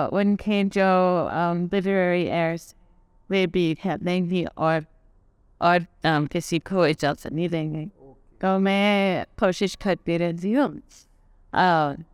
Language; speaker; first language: Urdu; non-native, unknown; English